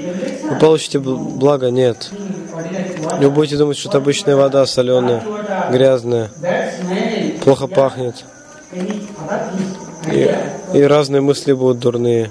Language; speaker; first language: Russian; non-native, fluent; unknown